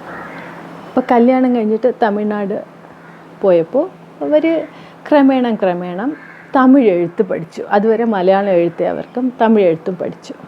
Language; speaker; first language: Malayalam; early bilingual, heritage; Tamil